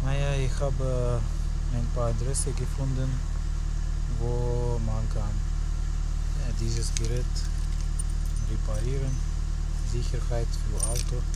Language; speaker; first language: German; non-native, learner; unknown